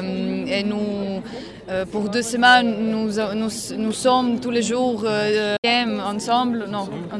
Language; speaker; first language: French; non-native, learner; Croatian